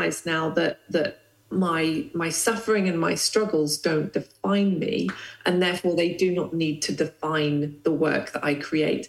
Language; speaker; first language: English; native; English